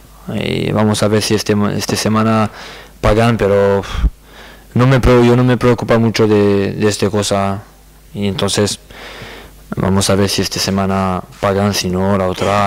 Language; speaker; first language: Spanish; non-native, learner; French